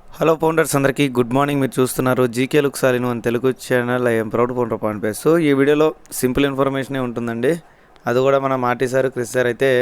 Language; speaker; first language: Telugu; native; Telugu